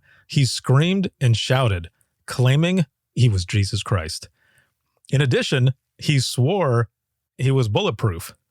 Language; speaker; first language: English; native; English